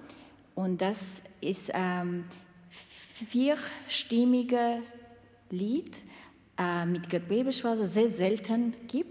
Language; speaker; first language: German; non-native, learner; Armenian